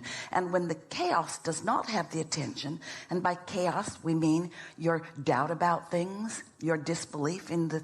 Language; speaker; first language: English; native; English